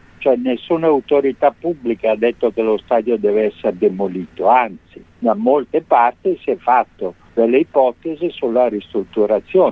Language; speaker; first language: Italian; native; Italian